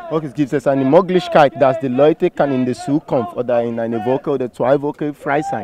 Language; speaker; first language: German; non-native, learner; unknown